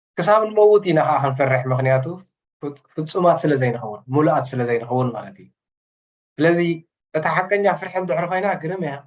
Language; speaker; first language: Tigrinya; native; Tigrinya